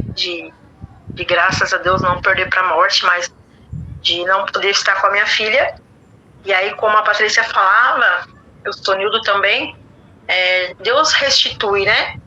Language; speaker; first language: Portuguese; native; Portuguese